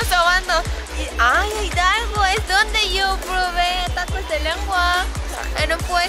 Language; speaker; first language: Spanish; non-native, learner; Korean